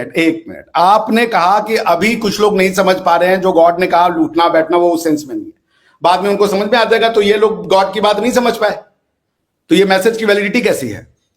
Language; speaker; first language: Hindi; native; Hindi